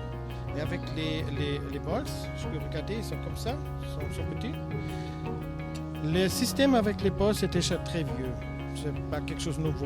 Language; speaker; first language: French; non-native, learner; German